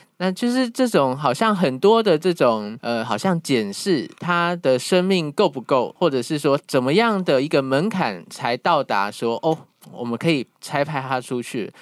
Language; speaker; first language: Chinese; native; Chinese